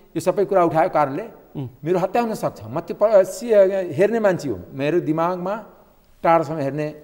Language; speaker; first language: Nepali; non-native, local second language; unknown